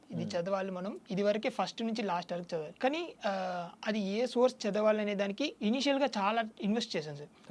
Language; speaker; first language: Telugu; non-native, local second language; Tamil